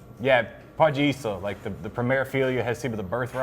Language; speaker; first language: Portuguese; non-native, learner; English